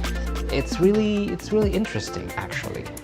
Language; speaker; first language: English; non-native, fluent; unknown